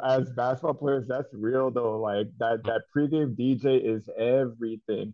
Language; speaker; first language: English; native; English